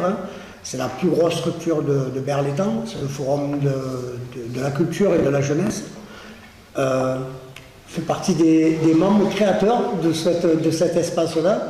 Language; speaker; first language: French; native; French